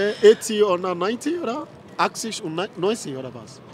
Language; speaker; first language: German; non-native, learner; English